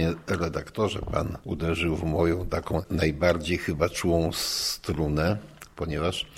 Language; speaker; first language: Polish; native; Polish